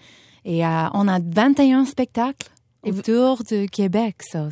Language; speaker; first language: French; non-native, fluent; English